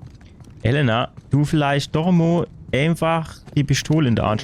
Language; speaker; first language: German; native; German